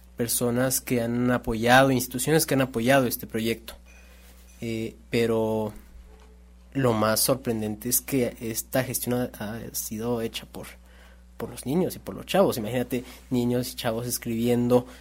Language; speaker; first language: Spanish; non-native, local second language; Nahuatl languages